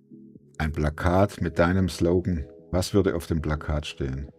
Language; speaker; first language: German; native; German